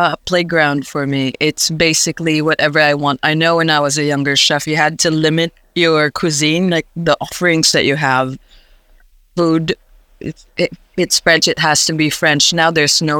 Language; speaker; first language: English; non-native, local second language; Hiligaynon